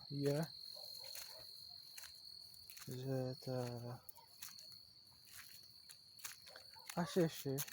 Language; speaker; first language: French; non-native, learner; Portuguese